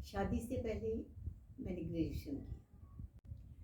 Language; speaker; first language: Urdu; native; Urdu